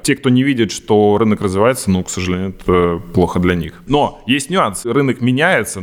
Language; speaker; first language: Russian; native; Russian